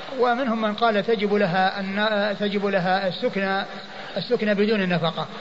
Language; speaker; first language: Arabic; native; Arabic